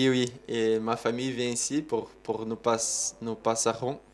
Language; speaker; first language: French; non-native, learner; Portuguese